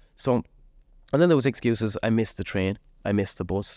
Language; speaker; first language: English; native; English